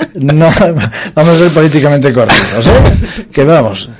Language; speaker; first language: Spanish; non-native, local second language; Catalan